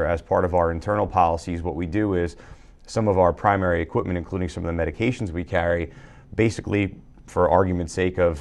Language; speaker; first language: English; native; English